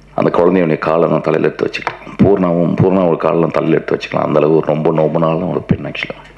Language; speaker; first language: Tamil; non-native, local second language; Malayalam